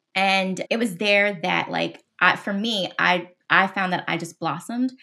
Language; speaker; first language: English; native; English